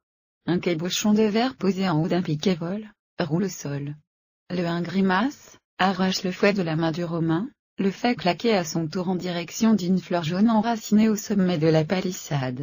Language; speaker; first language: French; native; French